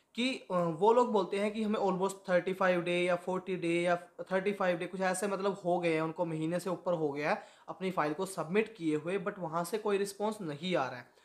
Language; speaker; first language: Hindi; native; Hindi